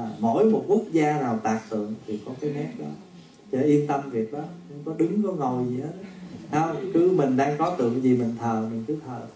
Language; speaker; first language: Vietnamese; native; Vietnamese